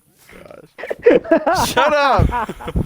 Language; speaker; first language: English; native; English